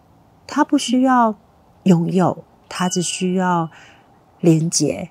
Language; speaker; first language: Chinese; native; Chinese